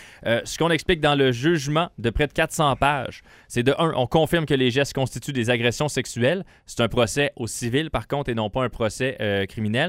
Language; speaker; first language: French; native; French